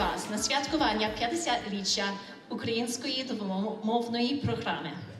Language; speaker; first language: Ukrainian; early bilingual, other home language; English